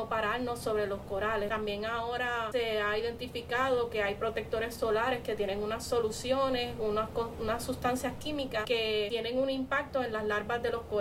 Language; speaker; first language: Spanish; native; Spanish